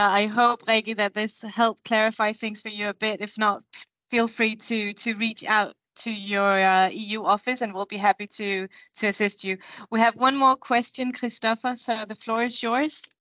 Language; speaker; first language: English; non-native, fluent; Danish